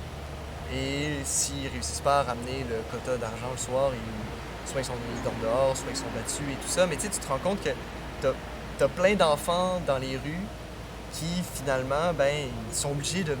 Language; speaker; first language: French; native; French